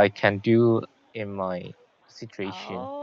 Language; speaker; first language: English; non-native, learner; Korean